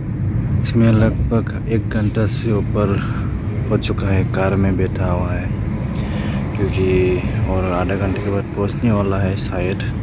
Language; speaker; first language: Hindi; non-native, local second language; Kok Borok